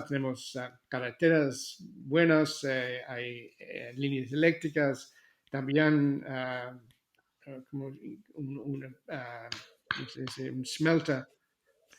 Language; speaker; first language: Spanish; non-native, fluent; English